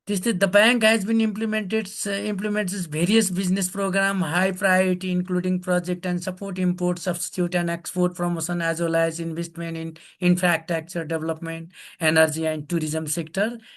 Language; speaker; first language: English; non-native, local second language; Nepali